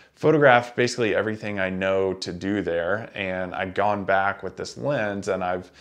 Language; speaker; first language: English; native; English